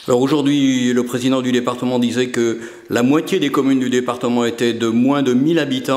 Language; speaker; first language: French; native; French